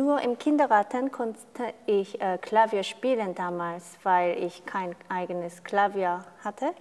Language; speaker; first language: German; non-native, fluent; Korean